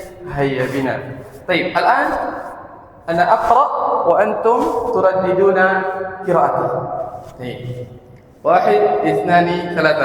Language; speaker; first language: Arabic; non-native, fluent; Indonesian